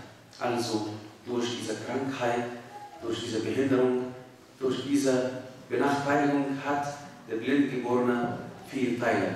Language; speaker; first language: German; non-native, fluent; Arabic